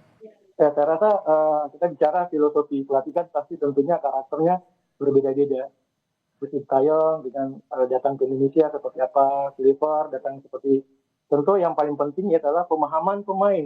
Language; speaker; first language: Indonesian; native; Indonesian